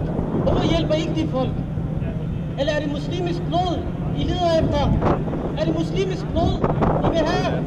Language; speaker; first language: Danish; non-native, local second language; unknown